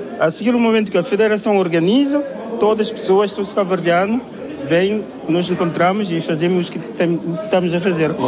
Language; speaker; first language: Portuguese; non-native, fluent; Kabuverdianu